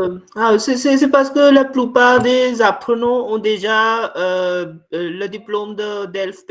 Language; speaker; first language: French; non-native, fluent; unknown